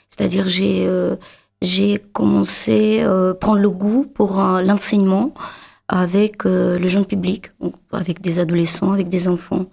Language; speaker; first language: French; non-native, fluent; Russian